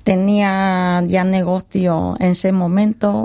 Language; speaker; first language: Spanish; non-native, learner; Khmer